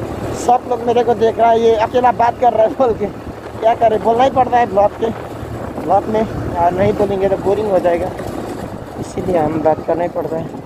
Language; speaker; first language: Hindi; non-native, learner; Nepali